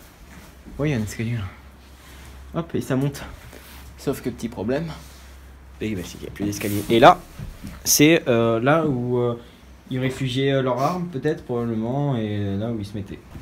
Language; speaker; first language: French; native; French